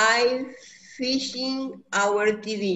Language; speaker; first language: English; non-native, learner; Spanish